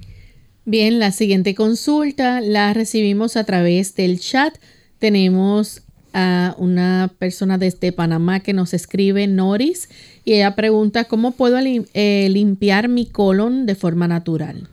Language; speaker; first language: Spanish; native; Spanish